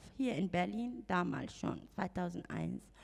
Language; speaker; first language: German; non-native, fluent; Arabic